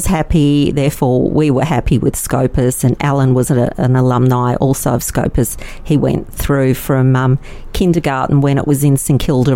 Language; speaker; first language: English; non-native, local second language; Yiddish